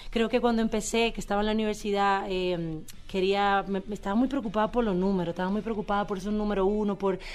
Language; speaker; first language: Spanish; native; Spanish